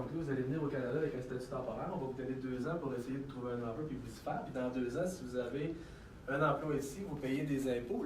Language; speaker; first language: French; native; French